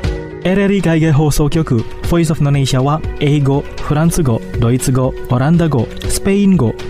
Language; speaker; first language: Japanese; non-native, fluent; Indonesian